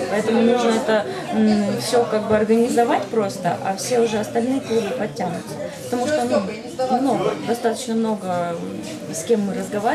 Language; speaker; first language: Russian; native; Russian